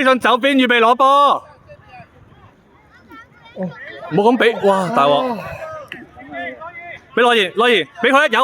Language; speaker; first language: Cantonese; native; Cantonese